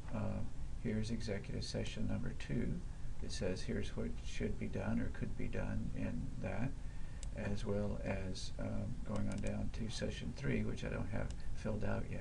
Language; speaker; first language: English; native; English